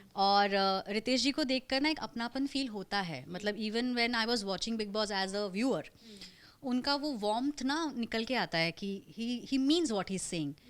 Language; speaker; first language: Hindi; non-native, local second language; Marathi